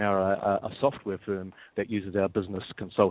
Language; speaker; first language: English; native; English